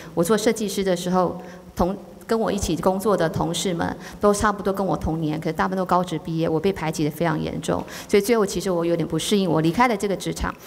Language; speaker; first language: Chinese; native; Chinese